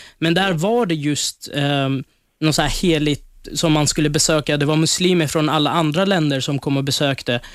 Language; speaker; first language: Swedish; non-native, fluent; Persian